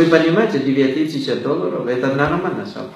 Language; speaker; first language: Russian; non-native, fluent; Thai